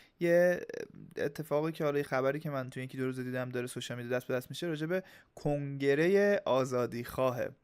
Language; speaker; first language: Persian; native; Persian